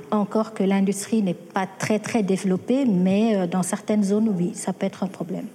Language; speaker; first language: French; non-native, local second language; Wolof